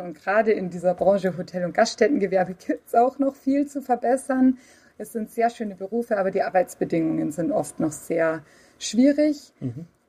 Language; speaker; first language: German; native; German